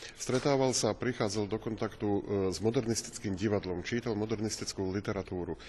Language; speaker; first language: Slovak; native; Slovak